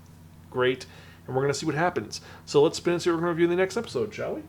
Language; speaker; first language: English; native; English